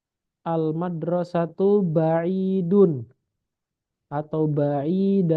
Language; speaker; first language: Arabic; non-native, fluent; Indonesian